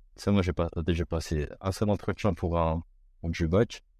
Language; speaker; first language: French; native; French